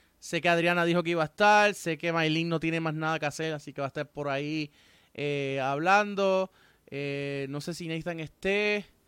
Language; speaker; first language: Spanish; native; Spanish